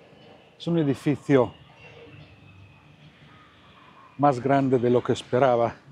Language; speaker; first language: Spanish; non-native, fluent; Italian